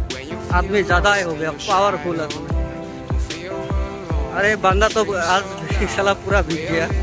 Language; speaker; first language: Hindi; non-native, local second language; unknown